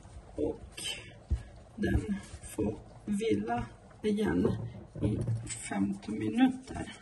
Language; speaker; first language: Swedish; non-native, learner; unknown